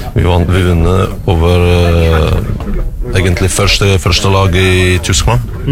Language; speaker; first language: Norwegian; non-native, learner; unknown